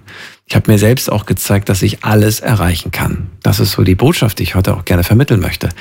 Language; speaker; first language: German; native; German